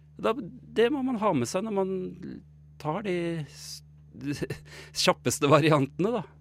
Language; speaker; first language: Norwegian; native; Norwegian